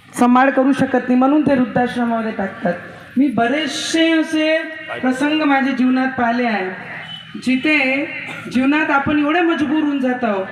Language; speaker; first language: Marathi; non-native, local second language; Hindi